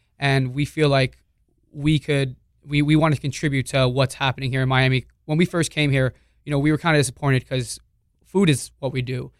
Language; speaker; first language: English; native; English